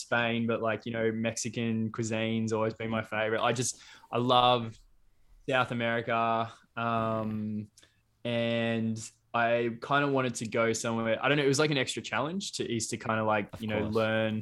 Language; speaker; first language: English; native; English